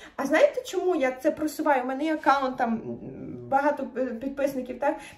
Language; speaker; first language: Ukrainian; native; Ukrainian